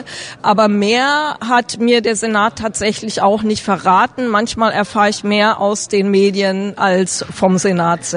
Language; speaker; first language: German; native; German